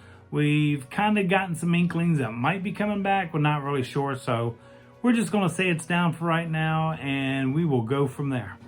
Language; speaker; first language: English; native; English